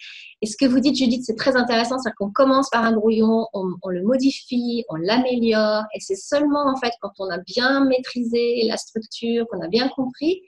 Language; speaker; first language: French; native; French